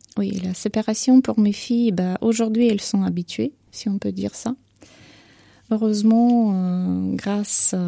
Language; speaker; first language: French; non-native, fluent; Ukrainian